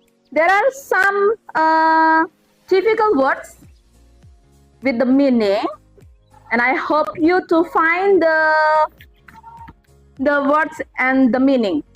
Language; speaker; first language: English; non-native, fluent; Indonesian